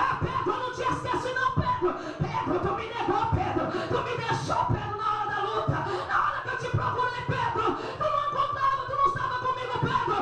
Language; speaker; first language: Portuguese; native; Portuguese